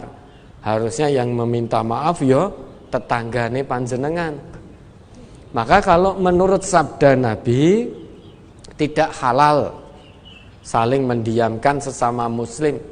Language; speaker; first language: Indonesian; non-native, local second language; Javanese